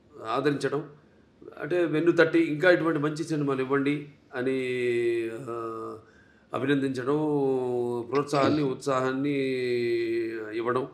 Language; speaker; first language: Telugu; native; Telugu